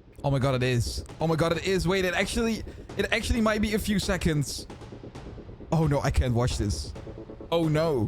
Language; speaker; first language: English; non-native, fluent; Dutch